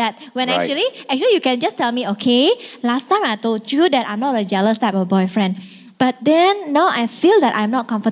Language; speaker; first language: English; non-native, fluent; Indonesian